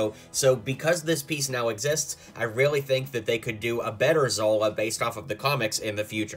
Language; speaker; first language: English; native; English